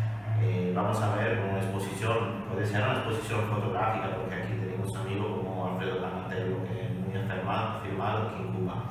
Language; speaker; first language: Spanish; non-native, learner; Italian